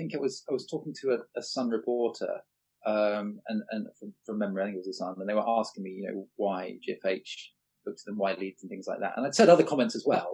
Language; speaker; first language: English; native; English